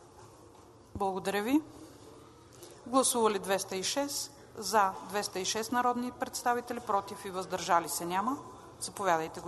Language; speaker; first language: Bulgarian; native; Bulgarian